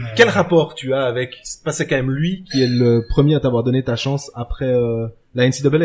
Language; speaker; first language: French; native; French